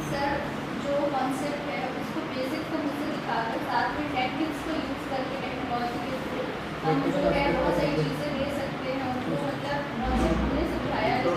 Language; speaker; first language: Hindi; native; Hindi